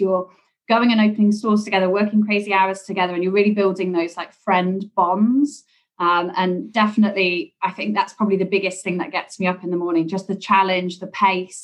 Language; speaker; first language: English; native; English